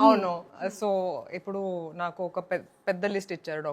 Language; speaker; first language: Telugu; non-native, fluent; Hindi